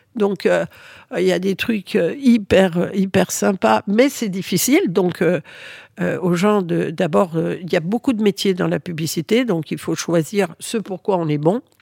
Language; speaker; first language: French; early bilingual, other home language; Spanish